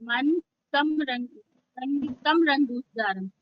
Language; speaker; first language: Persian; non-native, learner; Urdu